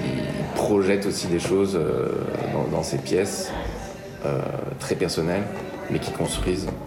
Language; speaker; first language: French; native; French